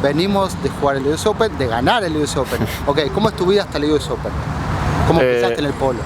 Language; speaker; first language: Spanish; native; Spanish